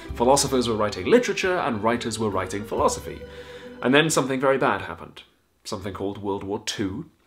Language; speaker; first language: English; native; English